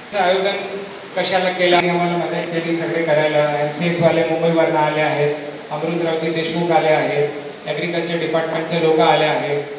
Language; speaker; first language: Marathi; non-native, local second language; Hindi